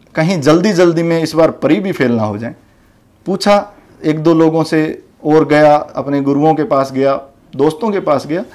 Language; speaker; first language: Hindi; native; Hindi